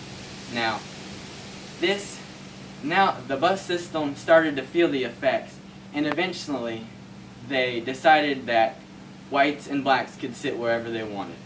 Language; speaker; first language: English; native; English